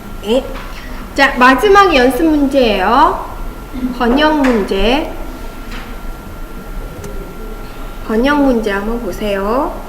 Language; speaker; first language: Korean; non-native, fluent; Chinese